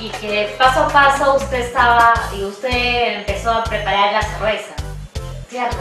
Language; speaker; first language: Spanish; native; Spanish